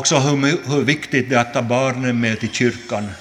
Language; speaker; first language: Swedish; non-native, local second language; Finnish